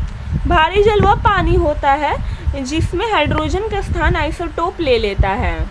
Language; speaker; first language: Hindi; native; Hindi